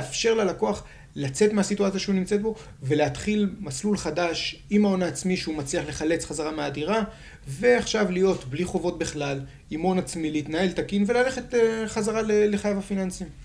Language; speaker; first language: Hebrew; native; Hebrew